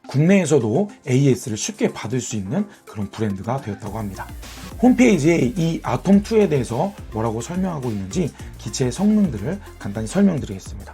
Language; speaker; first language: Korean; native; Korean